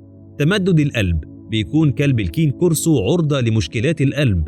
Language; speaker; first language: Arabic; native; Arabic